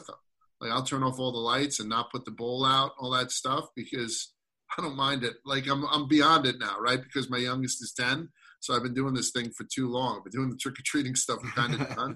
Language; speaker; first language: English; native; English